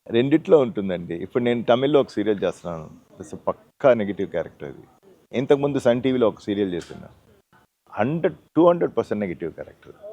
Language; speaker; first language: Telugu; native; Telugu